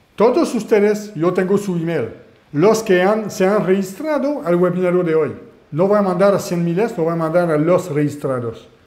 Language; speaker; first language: Spanish; non-native, fluent; French